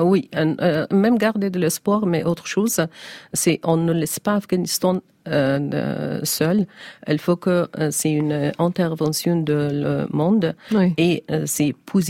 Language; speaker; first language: French; non-native, learner; Persian